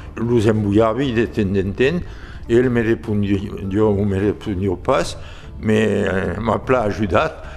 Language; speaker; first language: Occitan; native; Occitan